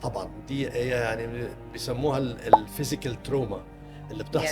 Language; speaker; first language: Arabic; native; Arabic